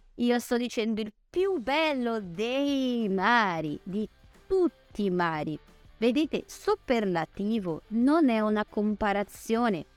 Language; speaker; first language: Italian; non-native, fluent; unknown